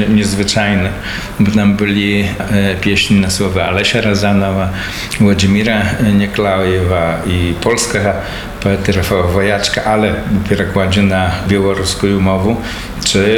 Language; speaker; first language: Belarusian; early bilingual, heritage; Belarusian